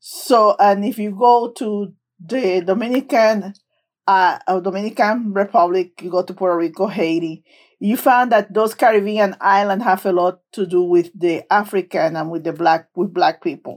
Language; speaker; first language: English; non-native, fluent; Spanish